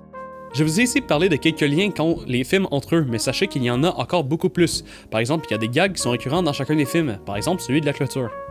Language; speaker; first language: French; native; French